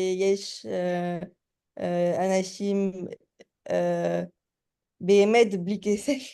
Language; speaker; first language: Hebrew; non-native, learner; French